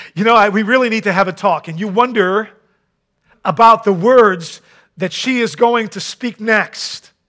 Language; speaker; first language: English; non-native, fluent; Dutch